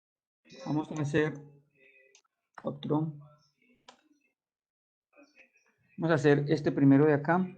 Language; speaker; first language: Spanish; native; Spanish